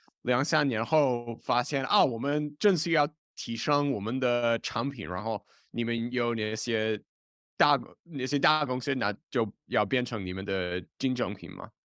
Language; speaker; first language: Chinese; non-native, fluent; English